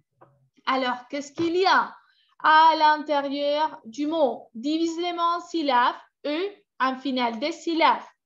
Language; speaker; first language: French; non-native, fluent; Spanish